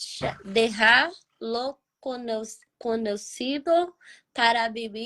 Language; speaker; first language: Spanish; non-native, learner; Portuguese